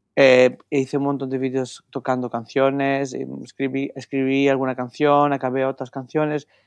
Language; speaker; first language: Spanish; non-native, fluent; Greek